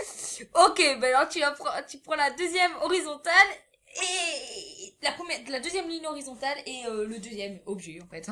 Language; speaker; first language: French; native; French